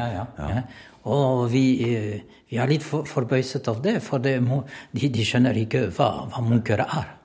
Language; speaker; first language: Norwegian; non-native, learner; French